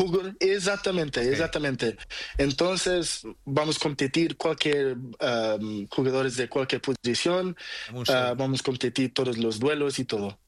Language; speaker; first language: Spanish; non-native, learner; Portuguese